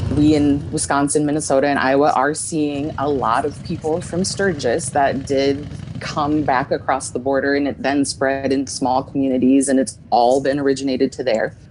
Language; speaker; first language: English; native; English